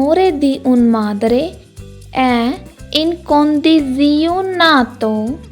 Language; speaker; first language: Italian; non-native, learner; Hindi